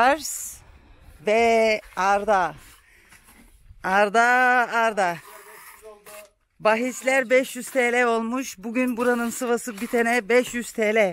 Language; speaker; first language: Turkish; early bilingual, heritage; Turkish